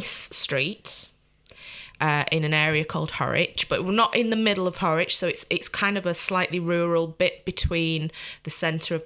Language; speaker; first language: English; native; English